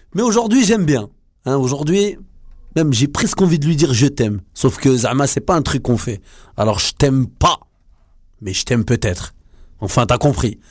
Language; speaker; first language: French; native; French